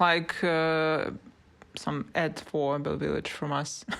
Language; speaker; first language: English; non-native, learner; Russian